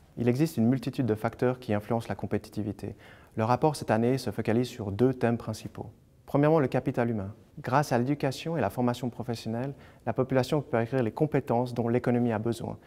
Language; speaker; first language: French; native; French